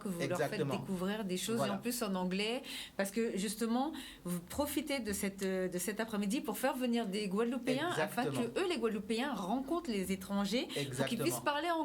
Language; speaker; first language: French; native; French